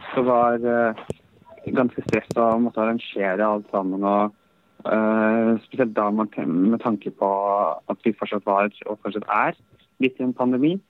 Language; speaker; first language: Norwegian; early bilingual, other home language; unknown